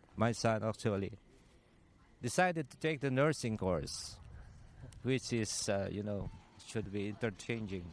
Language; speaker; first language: English; non-native, local second language; Filipino